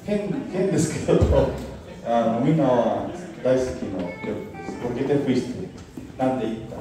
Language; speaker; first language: Japanese; non-native, learner; Spanish